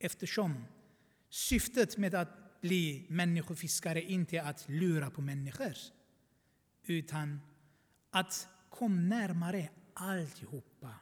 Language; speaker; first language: Swedish; non-native, fluent; Armenian